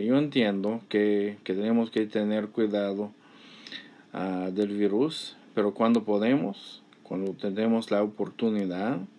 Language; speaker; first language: Spanish; non-native, fluent; English